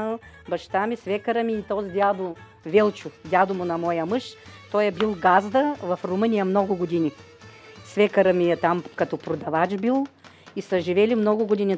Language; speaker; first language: Bulgarian; native; Bulgarian